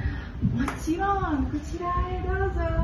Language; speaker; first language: Japanese; non-native, learner; Malay